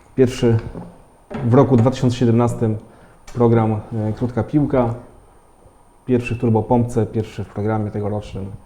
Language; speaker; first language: Polish; native; Polish